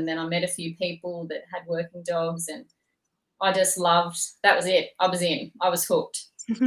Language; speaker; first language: English; native; English